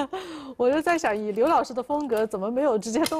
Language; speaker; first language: Chinese; native; Chinese